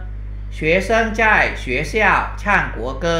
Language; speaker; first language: Chinese; non-native, fluent; Thai